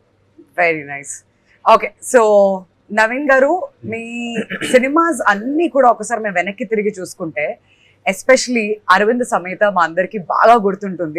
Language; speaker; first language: Telugu; native; Telugu